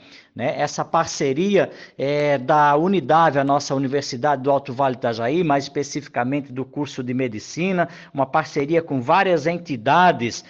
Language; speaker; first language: Portuguese; native; Portuguese